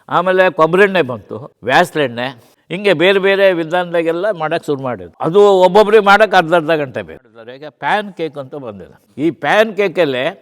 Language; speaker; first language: Kannada; native; Kannada